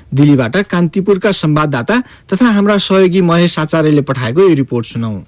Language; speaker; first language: Nepali; native; Nepali